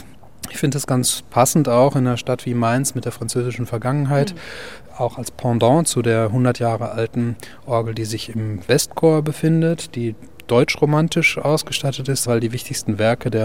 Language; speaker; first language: German; native; German